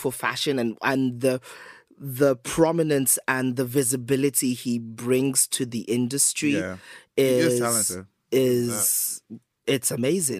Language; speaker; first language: English; native; English